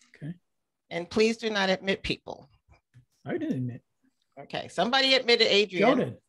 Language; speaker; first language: English; native; English